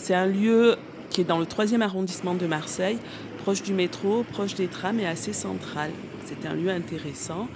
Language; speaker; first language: French; native; French